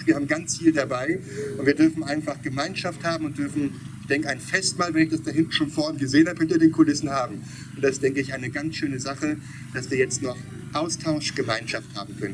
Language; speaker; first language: German; native; German